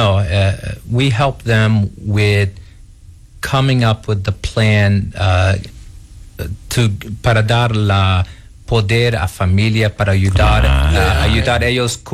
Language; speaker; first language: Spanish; non-native, learner; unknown